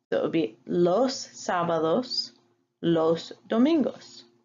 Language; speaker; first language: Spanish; non-native, fluent; English